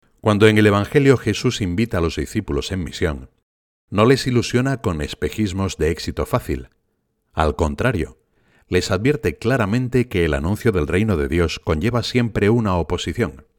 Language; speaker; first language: Spanish; native; Spanish